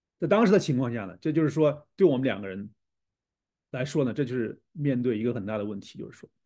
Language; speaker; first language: Chinese; native; Chinese